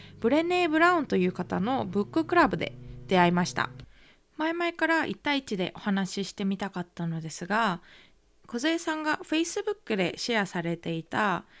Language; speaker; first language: Japanese; native; Japanese